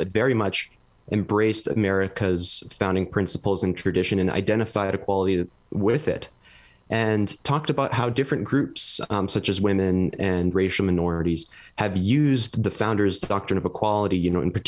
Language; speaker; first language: English; native; English